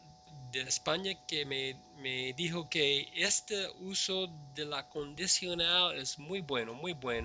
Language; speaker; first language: Spanish; non-native, learner; English